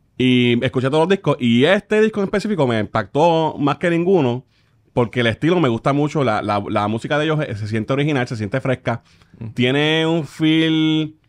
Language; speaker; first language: Spanish; native; Spanish